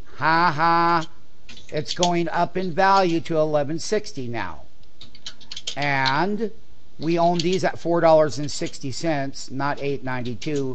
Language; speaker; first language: English; native; English